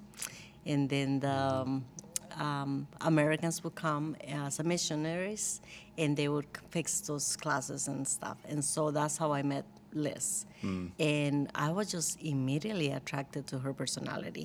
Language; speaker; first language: English; non-native, fluent; Spanish